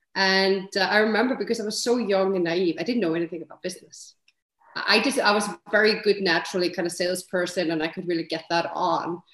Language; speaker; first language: English; non-native, fluent; Icelandic